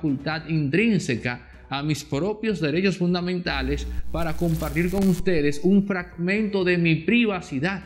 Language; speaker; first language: Spanish; native; Spanish